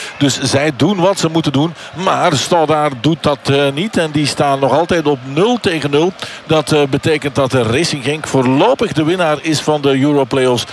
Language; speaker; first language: Dutch; native; Dutch